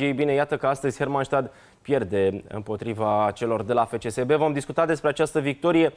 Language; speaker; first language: Romanian; native; Romanian